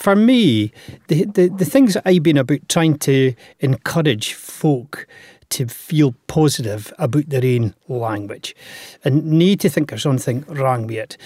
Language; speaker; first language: English; native; English